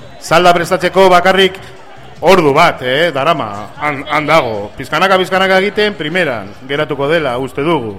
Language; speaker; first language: Basque; non-native, local second language; Spanish